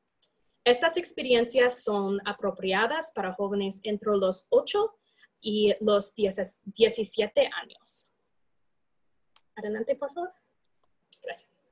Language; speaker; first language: Spanish; non-native, fluent; English